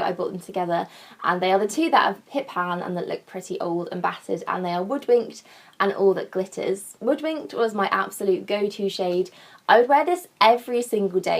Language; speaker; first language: English; native; English